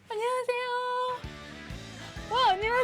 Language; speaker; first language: Korean; non-native, fluent; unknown